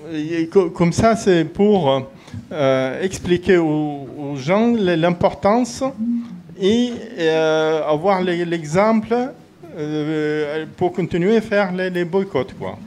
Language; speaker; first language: French; non-native, fluent; Arabic